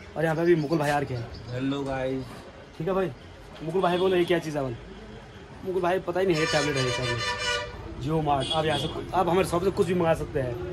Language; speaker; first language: Hindi; native; Hindi